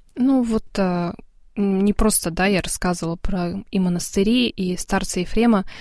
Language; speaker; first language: Russian; early bilingual, heritage; Russian